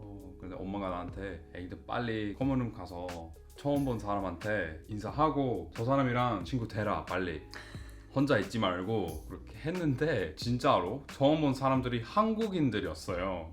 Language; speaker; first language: Korean; non-native, fluent; English